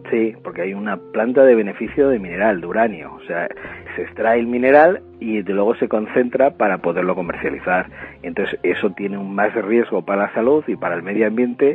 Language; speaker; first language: Spanish; native; Spanish